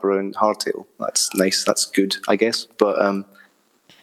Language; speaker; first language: English; native; English